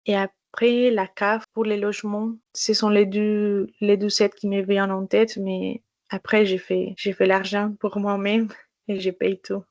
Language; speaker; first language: French; non-native, fluent; Spanish